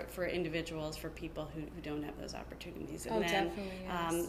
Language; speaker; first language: English; native; English